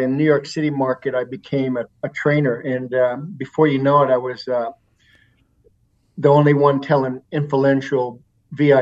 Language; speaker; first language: English; native; English